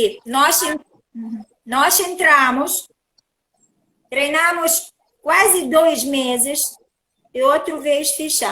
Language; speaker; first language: Portuguese; non-native, learner; Russian